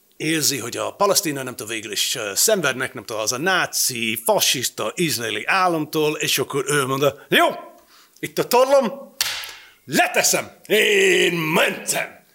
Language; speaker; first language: Hungarian; non-native, fluent; English